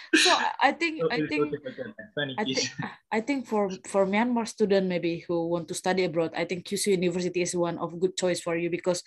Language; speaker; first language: English; non-native, fluent; Indonesian